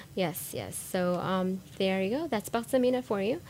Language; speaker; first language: English; early bilingual, other home language; Persian